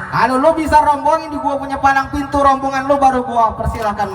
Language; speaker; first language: Indonesian; native; Indonesian